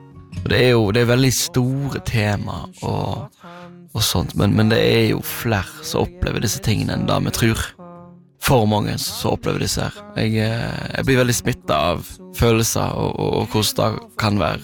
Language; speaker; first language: Norwegian; native; Norwegian